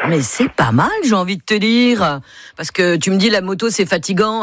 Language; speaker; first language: French; native; French